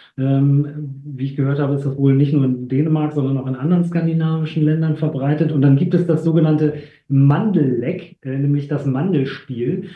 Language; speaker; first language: German; native; German